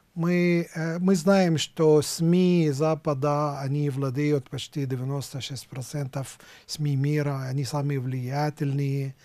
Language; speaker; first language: Russian; non-native, fluent; Arabic